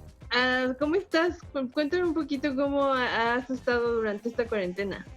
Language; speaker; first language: Spanish; native; Spanish